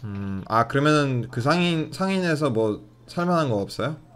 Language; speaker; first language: Korean; non-native, fluent; Russian